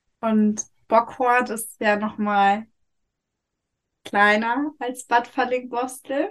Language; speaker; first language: German; native; German